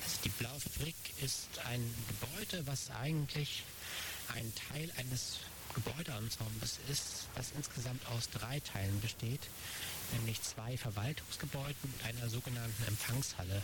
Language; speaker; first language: German; native; German